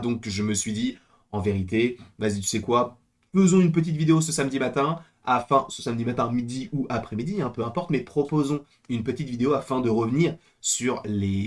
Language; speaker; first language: French; native; French